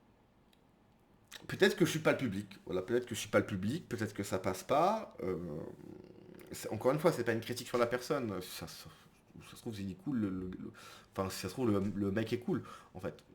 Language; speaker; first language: French; native; French